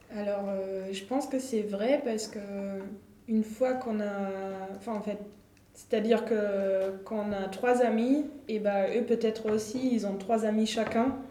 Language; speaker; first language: French; native; French